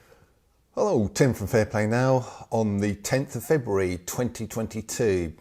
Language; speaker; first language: English; native; English